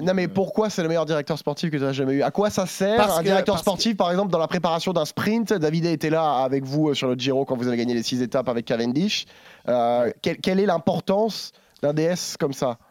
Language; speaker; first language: French; native; French